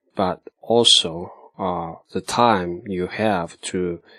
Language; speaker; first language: English; non-native, fluent; Chinese